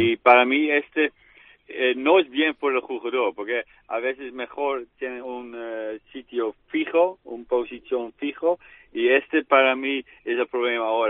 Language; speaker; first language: Spanish; non-native, fluent; Dutch